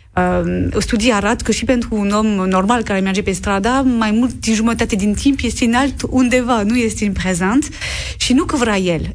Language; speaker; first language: Romanian; non-native, learner; French